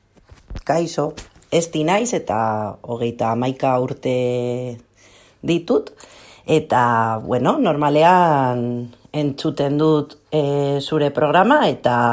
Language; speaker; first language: Basque; non-native, local second language; Spanish